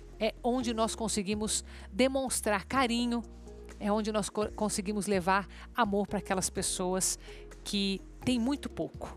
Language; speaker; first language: Portuguese; native; Portuguese